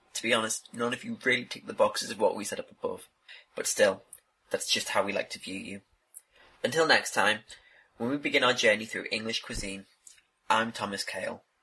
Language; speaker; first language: English; native; English